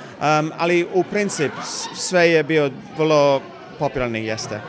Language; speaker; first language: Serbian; early bilingual, heritage; English